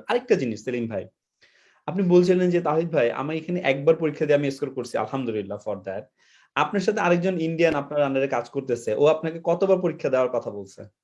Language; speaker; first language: Bangla; native; Bangla